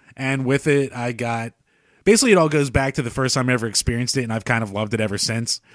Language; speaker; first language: English; native; English